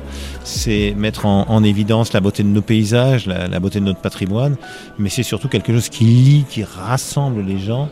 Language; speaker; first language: French; native; French